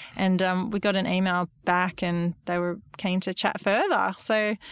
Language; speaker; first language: English; native; English